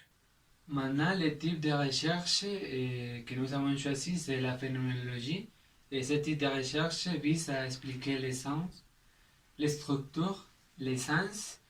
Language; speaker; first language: French; non-native, learner; Spanish